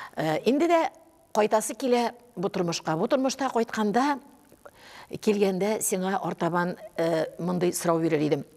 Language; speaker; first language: Tatar; native; Tatar